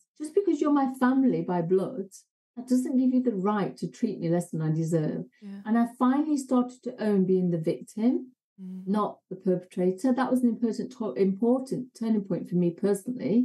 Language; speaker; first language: English; native; English